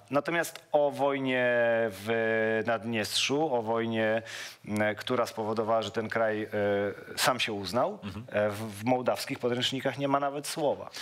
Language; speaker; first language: Polish; native; Polish